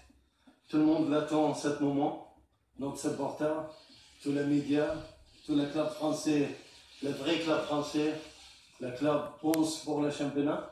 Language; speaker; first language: French; non-native, learner; Arabic